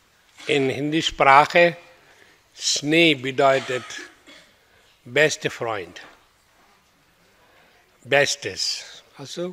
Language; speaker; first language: German; non-native, fluent; Hindi